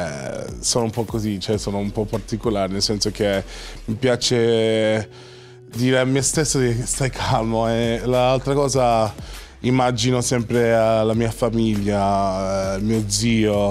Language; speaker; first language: Italian; non-native, fluent; English